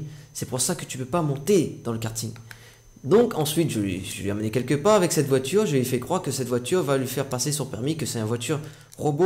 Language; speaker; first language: French; native; French